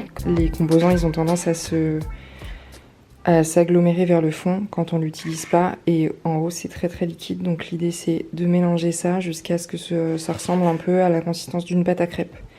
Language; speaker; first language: French; native; French